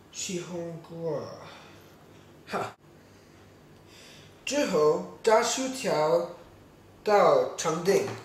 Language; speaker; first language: Chinese; non-native, learner; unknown